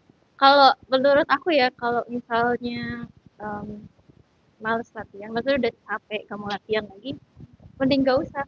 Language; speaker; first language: Indonesian; native; Indonesian